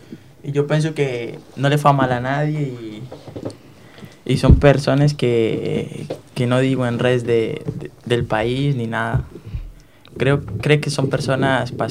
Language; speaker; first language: Catalan; non-native, learner; Spanish